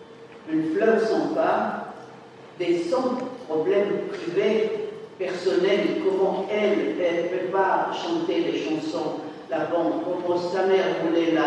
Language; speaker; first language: French; non-native, fluent; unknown